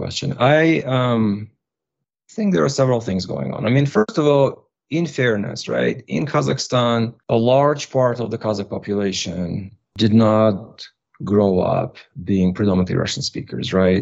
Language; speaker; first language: English; non-native, fluent; Russian